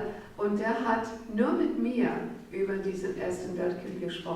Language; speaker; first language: German; non-native, fluent; English